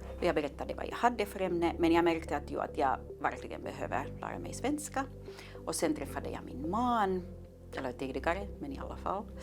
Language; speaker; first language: Swedish; non-native, local second language; Finnish